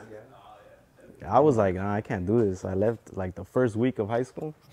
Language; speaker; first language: English; native; English